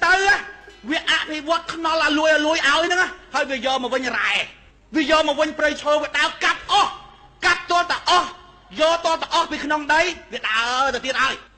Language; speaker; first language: Khmer; native; Khmer